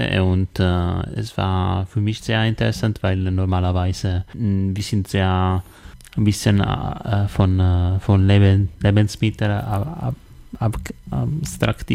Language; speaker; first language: German; non-native, learner; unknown